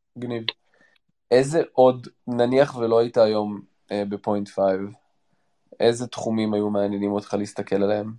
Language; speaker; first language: Hebrew; native; Hebrew